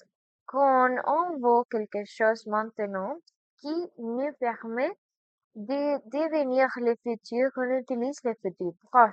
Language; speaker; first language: French; non-native, learner; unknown